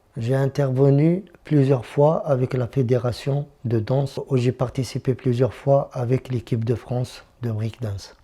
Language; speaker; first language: French; non-native, local second language; Arabic